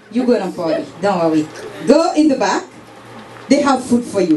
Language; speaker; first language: English; non-native, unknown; Haitian Creole